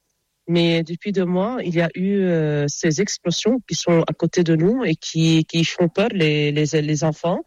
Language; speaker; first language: French; non-native, local second language; Arabic